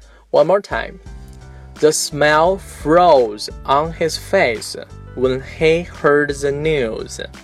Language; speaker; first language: English; non-native, fluent; Chinese